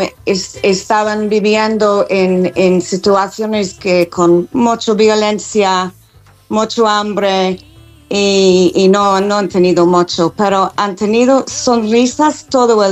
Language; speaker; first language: Spanish; non-native, fluent; English